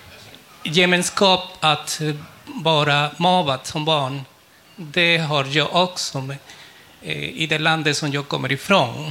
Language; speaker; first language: Swedish; non-native, fluent; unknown